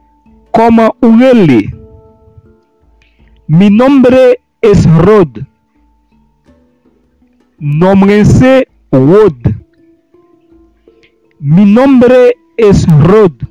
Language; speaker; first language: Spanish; non-native, fluent; Haitian Creole